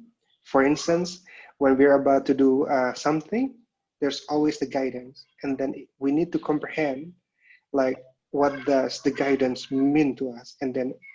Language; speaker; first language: English; non-native, local second language; Indonesian